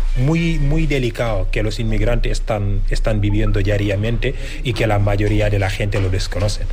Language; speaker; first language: Spanish; non-native, fluent; Wolof